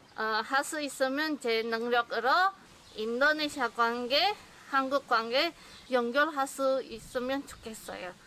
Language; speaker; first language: Korean; non-native, fluent; Indonesian